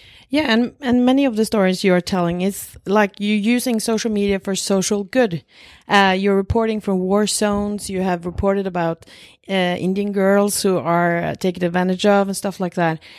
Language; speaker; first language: English; non-native, fluent; Norwegian